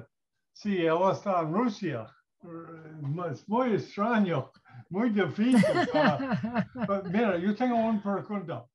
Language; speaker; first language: Spanish; non-native, learner; English